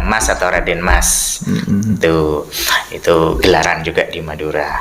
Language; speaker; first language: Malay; non-native, local second language; Madurese